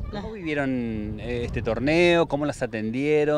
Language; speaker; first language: Spanish; native; Spanish